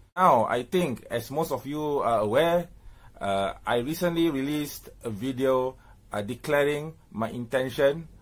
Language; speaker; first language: English; non-native, local second language; Malay